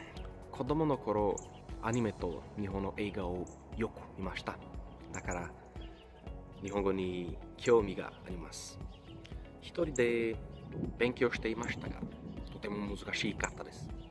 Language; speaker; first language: Japanese; non-native, learner; Portuguese